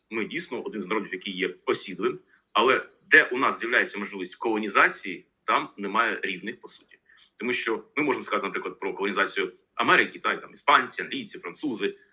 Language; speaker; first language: Ukrainian; native; Ukrainian